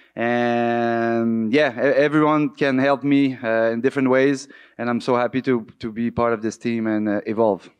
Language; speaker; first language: English; native; English